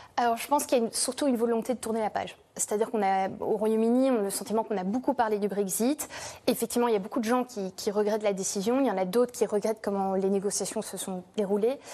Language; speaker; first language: French; non-native, fluent; English